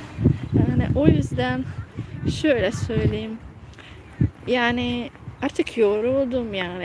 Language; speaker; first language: Turkish; non-native, fluent; Hungarian